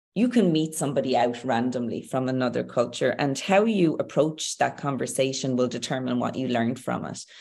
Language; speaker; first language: English; native; English